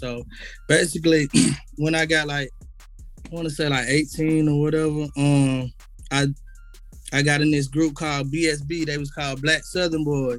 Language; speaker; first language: English; native; English